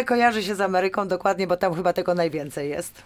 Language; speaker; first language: Polish; native; Polish